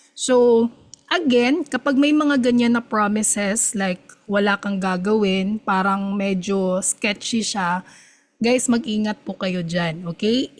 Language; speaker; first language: Filipino; non-native, local second language; Cebuano